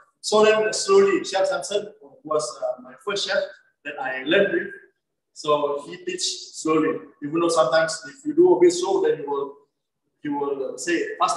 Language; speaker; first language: English; non-native, local second language; Malay